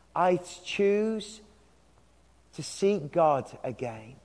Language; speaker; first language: English; native; English